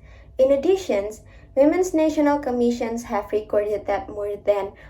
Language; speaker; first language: English; non-native, learner; Indonesian